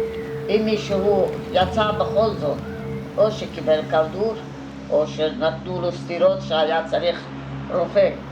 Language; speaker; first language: Hebrew; non-native, fluent; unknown